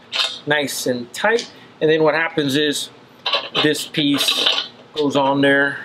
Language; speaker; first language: English; native; English